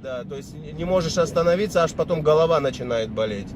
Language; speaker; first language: Russian; native; Russian